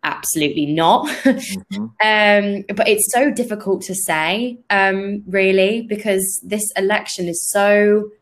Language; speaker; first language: English; native; English